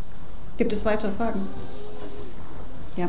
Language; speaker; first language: German; native; German